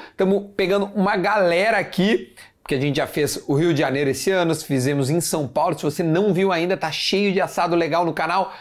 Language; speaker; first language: Portuguese; native; Portuguese